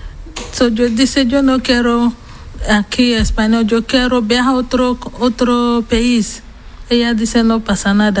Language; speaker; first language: Spanish; non-native, learner; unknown